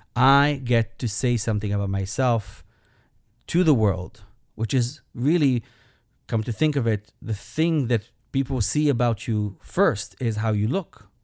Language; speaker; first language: English; non-native, fluent; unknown